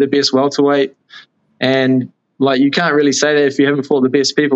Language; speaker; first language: English; native; English